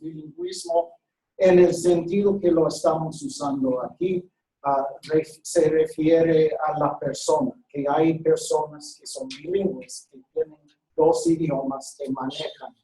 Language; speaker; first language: Spanish; non-native, fluent; English